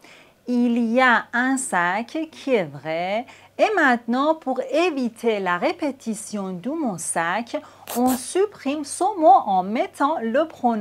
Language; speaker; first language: French; native; French